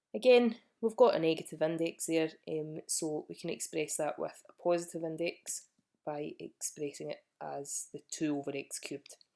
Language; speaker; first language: English; native; English